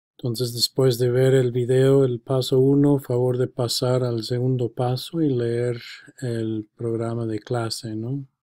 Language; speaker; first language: Spanish; non-native, fluent; English